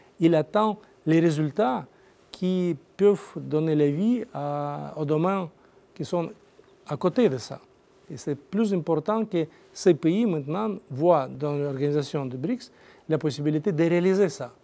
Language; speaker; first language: French; non-native, learner; Russian